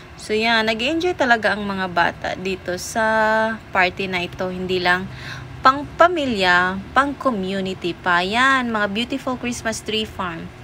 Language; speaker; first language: Filipino; non-native, local second language; Cebuano